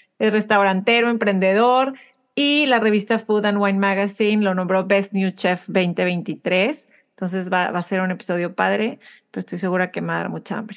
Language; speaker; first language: Spanish; native; Spanish